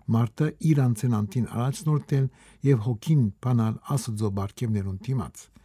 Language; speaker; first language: Armenian; native; Armenian